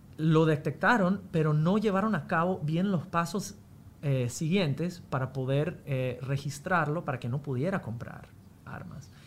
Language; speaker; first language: Spanish; non-native, fluent; English